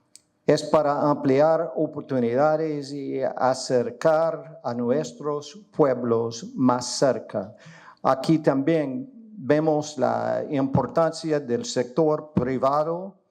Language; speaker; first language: Spanish; non-native, learner; English